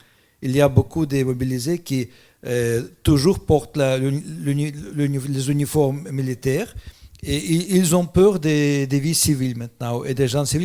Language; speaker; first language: French; non-native, fluent; Russian